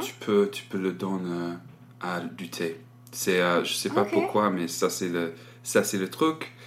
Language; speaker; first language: French; non-native, learner; English